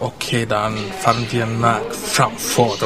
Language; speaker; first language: German; non-native, learner; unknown